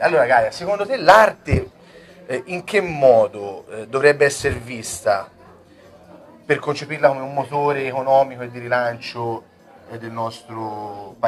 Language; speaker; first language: Italian; native; Italian